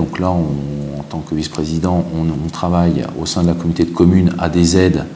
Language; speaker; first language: French; native; French